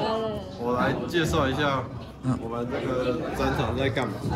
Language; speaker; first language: Chinese; native; Chinese